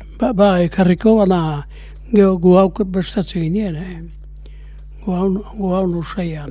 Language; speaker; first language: Basque; native; Basque